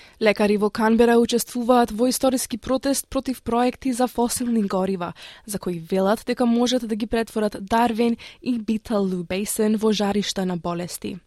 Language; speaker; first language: Macedonian; native; Macedonian